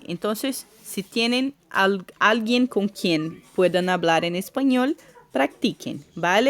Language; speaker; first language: Spanish; non-native, fluent; Portuguese